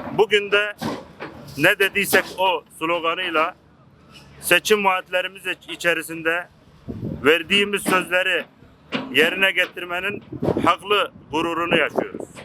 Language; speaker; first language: Turkish; native; Turkish